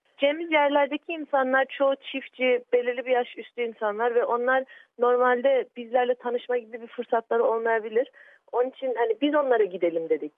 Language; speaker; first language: Turkish; early bilingual, heritage; Turkish